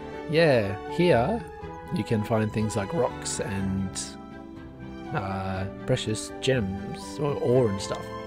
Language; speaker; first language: English; native; English